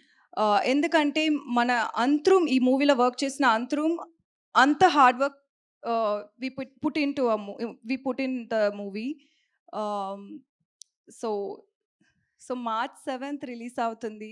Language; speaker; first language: Telugu; non-native, learner; Tamil